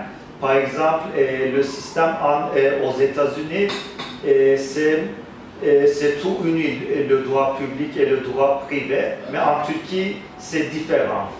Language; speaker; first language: French; non-native, fluent; Turkish